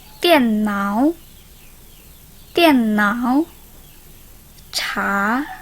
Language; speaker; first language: Chinese; non-native, learner; Indonesian